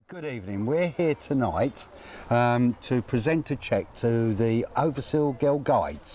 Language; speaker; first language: English; native; English